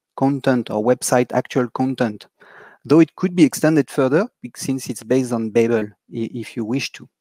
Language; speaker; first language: English; non-native, fluent; French